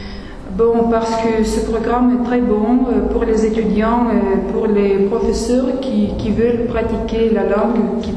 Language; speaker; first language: French; non-native, fluent; Russian